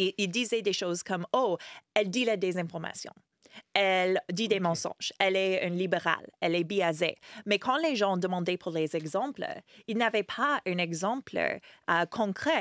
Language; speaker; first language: French; non-native, fluent; English